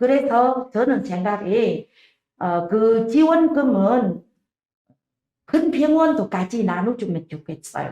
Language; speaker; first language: Korean; non-native, learner; Vietnamese